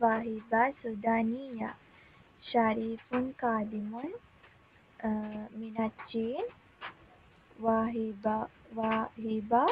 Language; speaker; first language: Arabic; non-native, learner; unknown